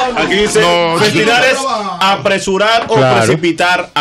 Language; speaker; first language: Spanish; native; Spanish